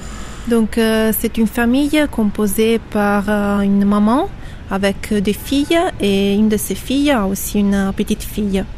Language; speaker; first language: French; non-native, fluent; Italian